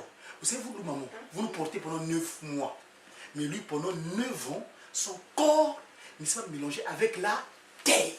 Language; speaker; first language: French; non-native, local second language; Kongo